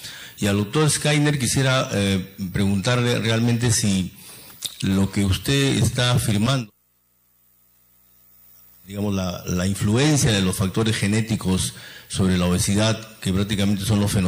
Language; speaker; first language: Spanish; native; Spanish